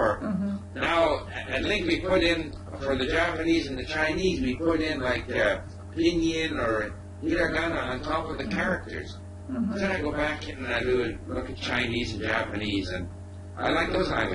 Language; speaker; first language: English; non-native, fluent; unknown